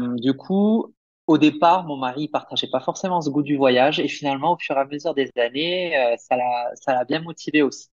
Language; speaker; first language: French; native; French